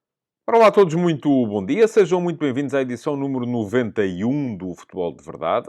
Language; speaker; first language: Portuguese; native; Portuguese